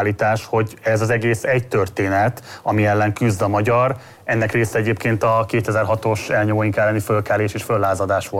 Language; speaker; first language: Hungarian; native; Hungarian